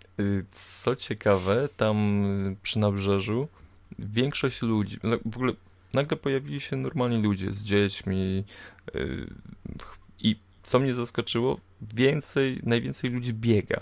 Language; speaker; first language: Polish; native; Polish